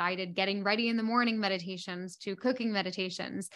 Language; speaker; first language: English; native; English